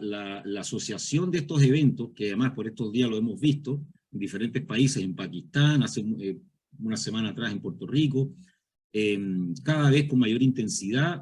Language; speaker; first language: Spanish; native; Spanish